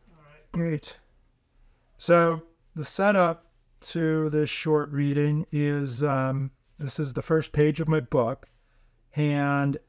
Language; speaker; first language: English; native; English